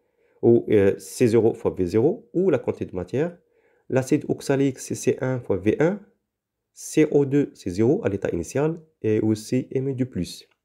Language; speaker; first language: French; non-native, local second language; Arabic